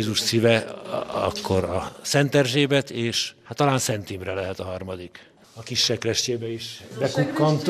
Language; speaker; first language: Hungarian; native; Hungarian